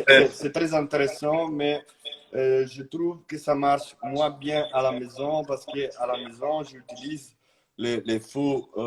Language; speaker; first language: French; non-native, fluent; Italian